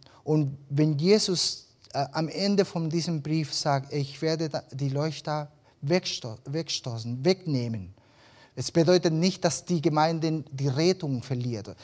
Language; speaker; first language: German; early bilingual, other home language; Spanish